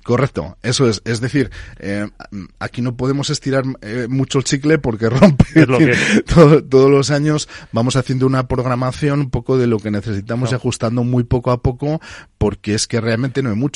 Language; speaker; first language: Spanish; native; Spanish